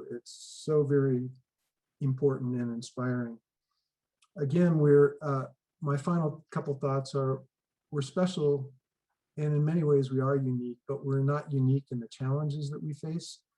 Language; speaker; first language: English; native; English